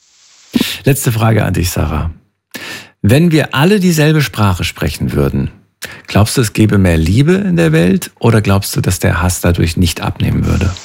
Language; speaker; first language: German; native; German